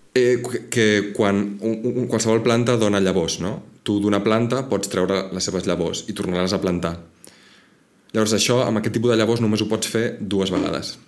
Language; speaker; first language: Catalan; native; Catalan